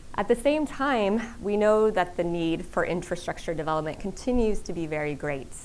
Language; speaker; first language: English; native; English